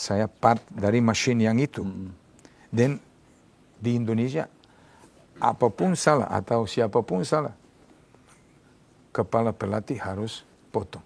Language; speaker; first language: Indonesian; non-native, fluent; Serbian